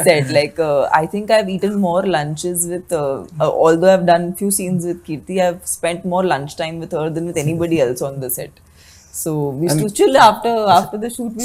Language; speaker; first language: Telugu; non-native, fluent; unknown